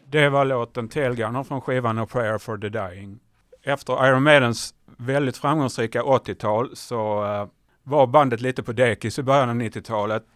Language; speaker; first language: Swedish; native; Swedish